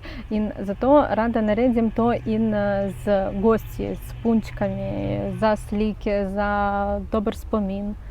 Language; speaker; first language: Slovenian; non-native, learner; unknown